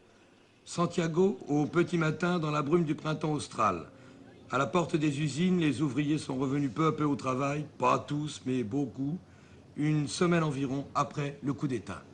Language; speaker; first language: French; native; French